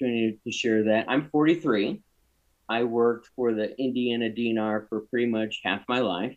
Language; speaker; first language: English; native; English